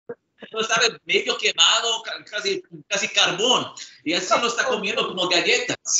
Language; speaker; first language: Spanish; early bilingual, heritage; Spanish